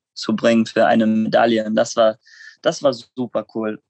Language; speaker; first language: German; non-native, fluent; English